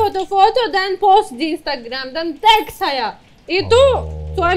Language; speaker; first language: Indonesian; non-native, learner; Russian